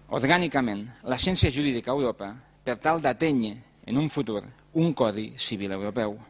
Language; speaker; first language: Catalan; native; Catalan